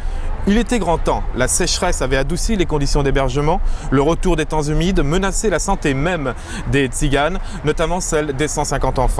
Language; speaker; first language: French; native; French